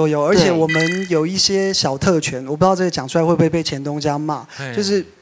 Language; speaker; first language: Chinese; native; Chinese